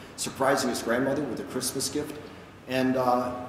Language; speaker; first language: English; native; English